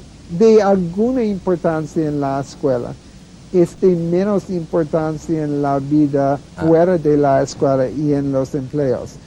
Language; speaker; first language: Spanish; non-native, fluent; English